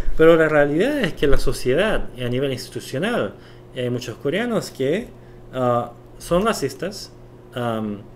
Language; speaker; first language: Spanish; non-native, fluent; Korean